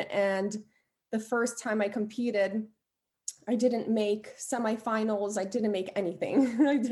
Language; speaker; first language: English; early bilingual, other home language; Albanian